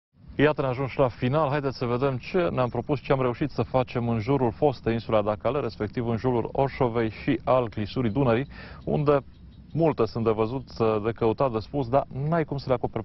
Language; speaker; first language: Romanian; native; Romanian